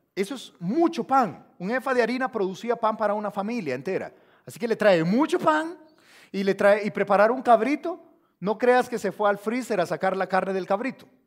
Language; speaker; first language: Spanish; native; Spanish